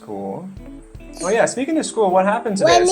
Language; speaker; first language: English; native; English